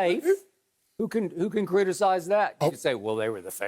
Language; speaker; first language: English; native; English